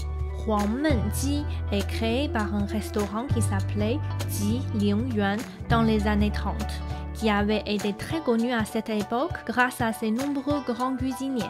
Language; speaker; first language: French; non-native, fluent; Chinese